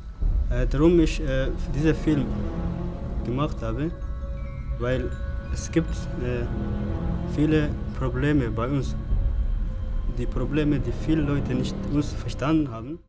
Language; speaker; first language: German; non-native, learner; Oromo